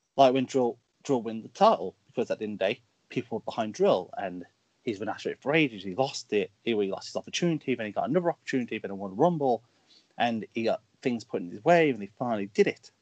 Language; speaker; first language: English; native; English